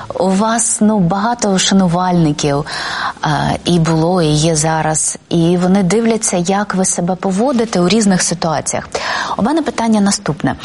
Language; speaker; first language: Ukrainian; native; Ukrainian